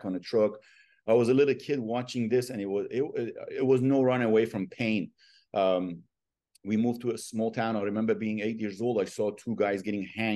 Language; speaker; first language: English; non-native, fluent; Persian